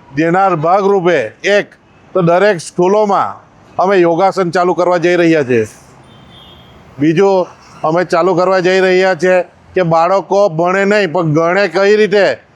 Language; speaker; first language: Gujarati; native; Gujarati